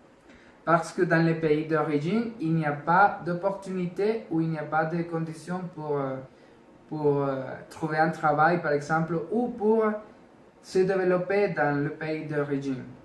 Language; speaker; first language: French; non-native, learner; Spanish